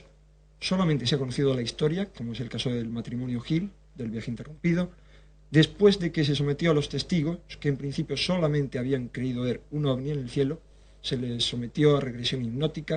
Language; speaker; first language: Spanish; native; Spanish